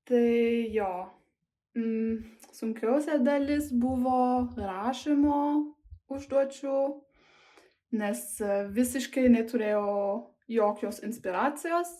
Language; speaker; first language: Lithuanian; non-native, learner; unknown